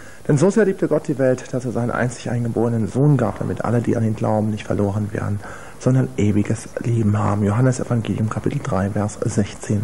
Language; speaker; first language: German; native; German